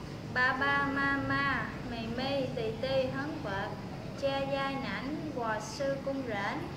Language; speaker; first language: Chinese; non-native, learner; Vietnamese